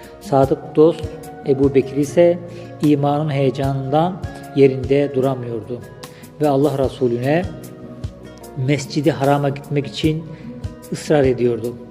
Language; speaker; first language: Turkish; native; Turkish